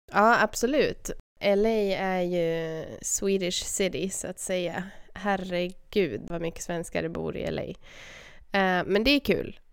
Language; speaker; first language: Swedish; native; Swedish